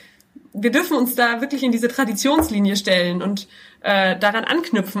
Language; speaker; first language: German; native; German